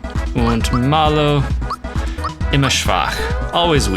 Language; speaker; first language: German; non-native, learner; English